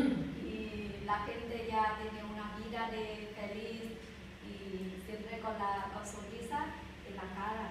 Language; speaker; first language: Spanish; non-native, learner; Vietnamese